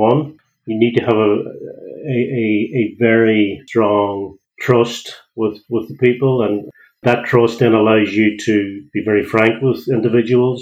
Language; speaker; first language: English; native; English